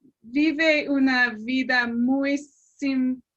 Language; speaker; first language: Spanish; non-native, learner; English